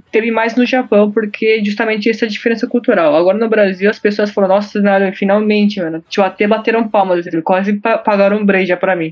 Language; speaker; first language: Portuguese; early bilingual, other home language; Japanese